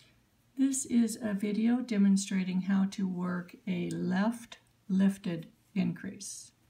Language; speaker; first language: English; native; English